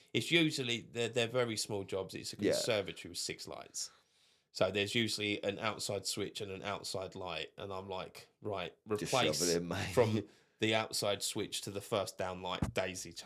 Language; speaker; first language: English; native; English